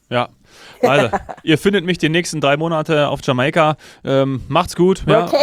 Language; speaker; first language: German; native; German